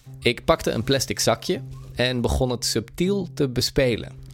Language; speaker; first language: Dutch; native; Dutch